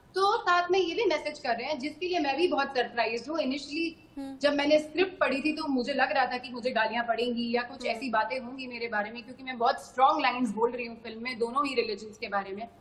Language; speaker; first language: Hindi; native; Hindi